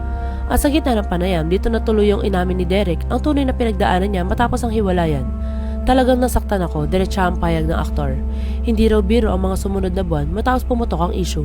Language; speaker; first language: Filipino; native; Filipino